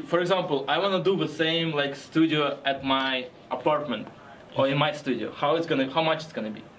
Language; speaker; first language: English; non-native, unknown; Russian